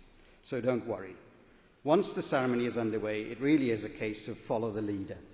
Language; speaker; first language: English; native; English